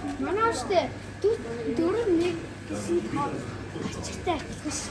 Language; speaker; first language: Mongolian; early bilingual, heritage; Mongolian